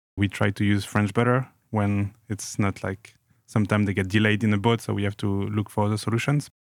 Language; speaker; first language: English; non-native, fluent; French